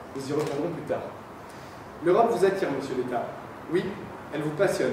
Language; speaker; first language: French; native; French